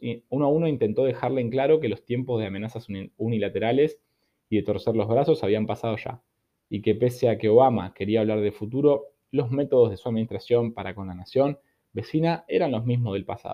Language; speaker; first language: Spanish; native; Spanish